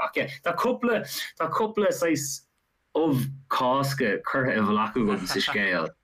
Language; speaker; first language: Irish; non-native, local second language; English